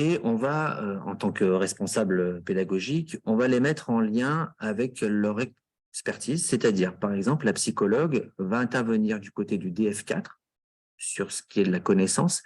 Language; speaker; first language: French; native; French